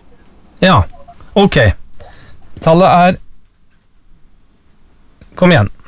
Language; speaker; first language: Norwegian; native; Norwegian